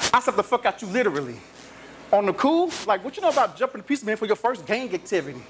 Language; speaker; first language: English; native; English